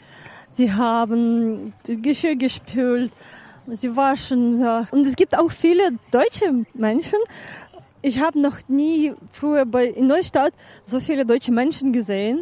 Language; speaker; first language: German; non-native, fluent; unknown